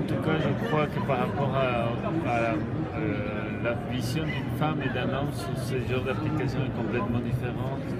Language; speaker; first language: French; non-native, fluent; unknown